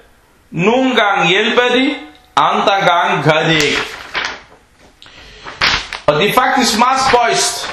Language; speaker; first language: Danish; non-native, fluent; Arabic